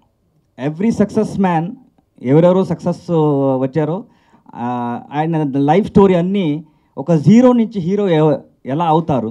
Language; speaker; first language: Telugu; non-native, learner; Kannada